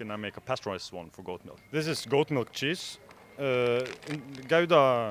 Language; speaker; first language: English; non-native, fluent; Norwegian